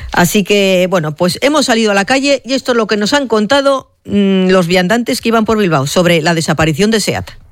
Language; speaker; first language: Spanish; native; Spanish